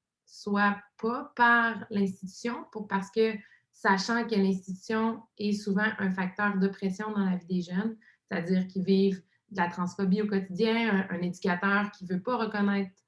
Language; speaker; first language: French; native; French